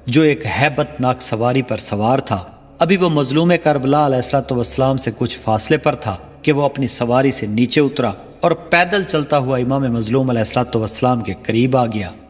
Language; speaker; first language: Urdu; non-native, local second language; Saraiki